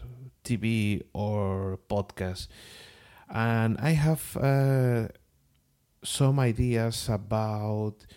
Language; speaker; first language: English; non-native, learner; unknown